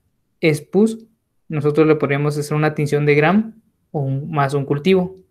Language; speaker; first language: Spanish; native; Spanish